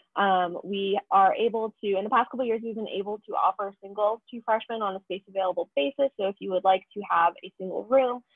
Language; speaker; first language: English; native; English